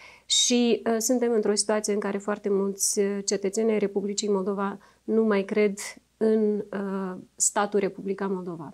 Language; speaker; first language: Romanian; native; Romanian